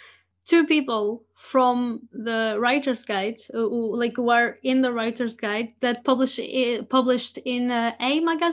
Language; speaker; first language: English; non-native, fluent; Portuguese